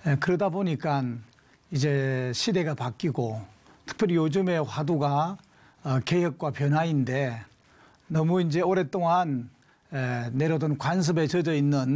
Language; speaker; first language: Korean; native; Korean